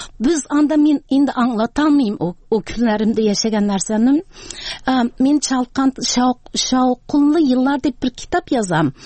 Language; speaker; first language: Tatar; early bilingual, heritage; Tatar